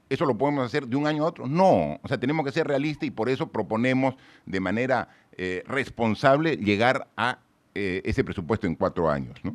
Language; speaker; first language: Spanish; native; Spanish